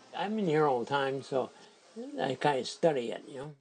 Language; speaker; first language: English; native; English